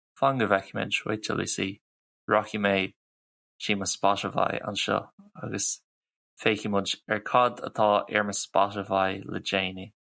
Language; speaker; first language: Irish; non-native, local second language; English